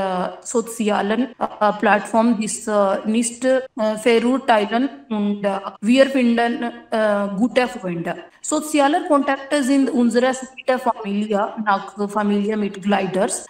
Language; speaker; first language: German; non-native, learner; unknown